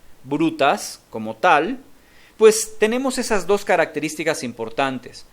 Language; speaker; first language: Spanish; native; Spanish